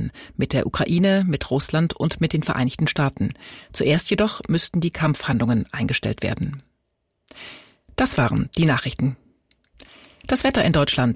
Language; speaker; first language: German; native; German